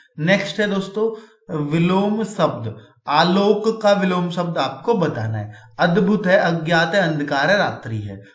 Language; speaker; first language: Hindi; native; Hindi